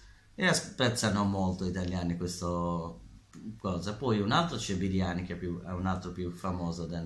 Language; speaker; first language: Italian; non-native, learner; Bangla